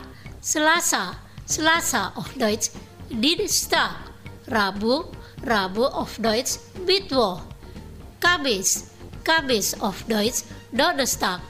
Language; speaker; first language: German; non-native, fluent; Indonesian